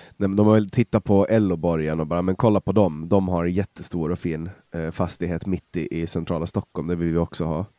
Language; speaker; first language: Swedish; non-native, fluent; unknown